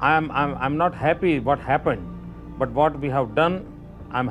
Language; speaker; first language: English; non-native, local second language; Gujarati